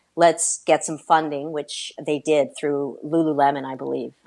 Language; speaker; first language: English; native; English